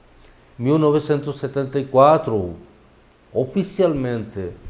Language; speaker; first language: Portuguese; non-native, fluent; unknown